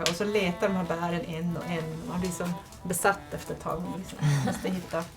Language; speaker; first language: Swedish; native; Swedish